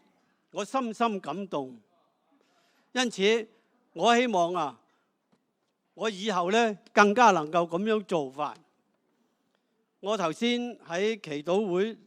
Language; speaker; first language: Cantonese; native; Cantonese